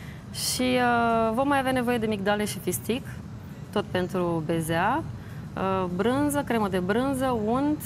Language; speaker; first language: Romanian; native; Romanian